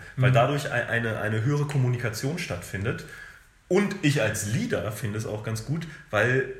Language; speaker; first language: German; native; German